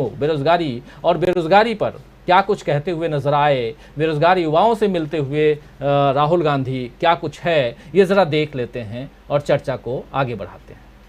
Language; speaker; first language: Hindi; native; Hindi